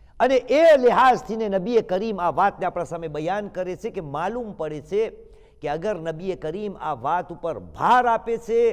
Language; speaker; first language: Gujarati; early bilingual, heritage; Gujarati